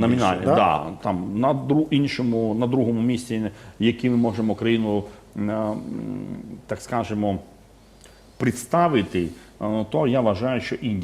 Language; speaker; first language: Ukrainian; non-native, fluent; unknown